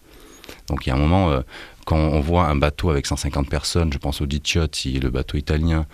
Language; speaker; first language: French; native; French